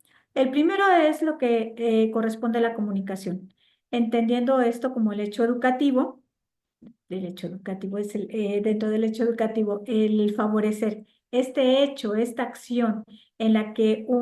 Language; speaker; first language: Spanish; native; Spanish